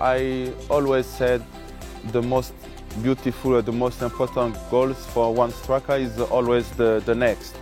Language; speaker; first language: English; non-native, learner; French